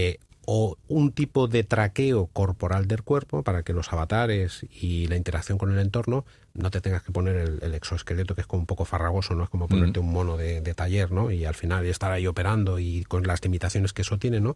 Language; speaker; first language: Spanish; native; Spanish